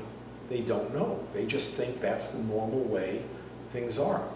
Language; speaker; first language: English; native; English